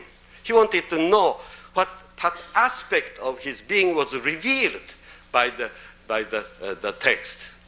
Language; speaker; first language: English; non-native, fluent; Japanese